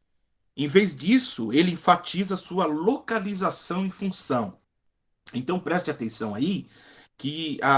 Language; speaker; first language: Portuguese; native; Portuguese